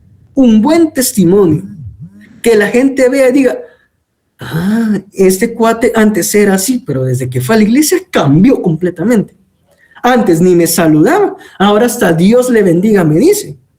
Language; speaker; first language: Spanish; native; Spanish